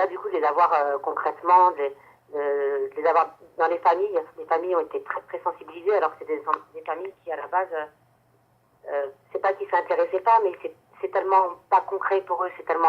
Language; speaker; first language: French; native; French